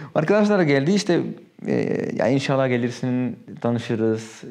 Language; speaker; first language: Turkish; non-native, fluent; Spanish